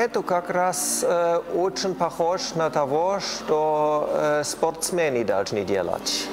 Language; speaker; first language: Russian; non-native, learner; German